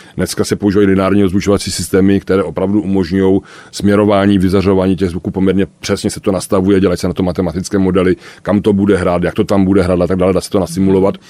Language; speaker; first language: Czech; native; Czech